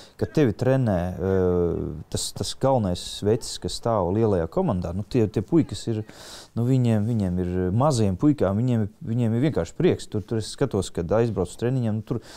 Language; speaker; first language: Latvian; native; Latvian